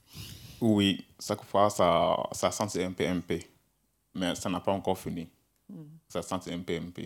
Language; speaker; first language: French; non-native, learner; Bambara